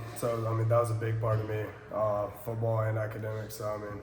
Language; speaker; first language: English; native; English